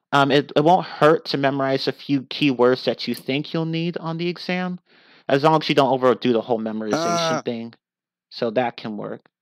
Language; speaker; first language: English; native; English